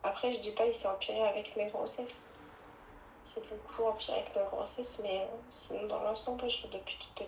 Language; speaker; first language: French; native; French